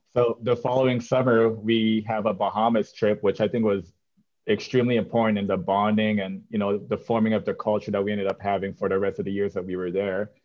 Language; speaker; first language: English; native; English